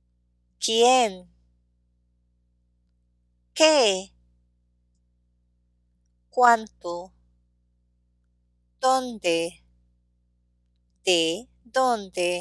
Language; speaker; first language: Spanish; non-native, fluent; English